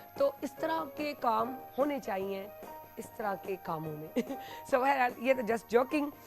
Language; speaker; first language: Urdu; non-native, local second language; Sindhi